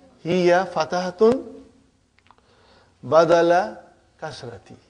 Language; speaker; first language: Arabic; non-native, fluent; Urdu